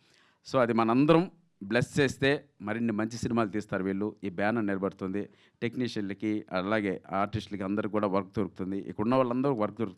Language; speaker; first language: Telugu; native; Telugu